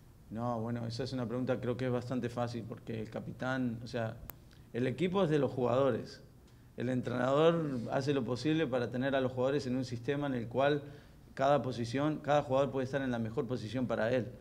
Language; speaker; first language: Spanish; early bilingual, heritage; Spanish